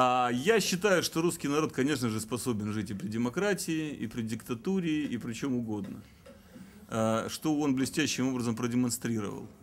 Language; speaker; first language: Russian; native; Russian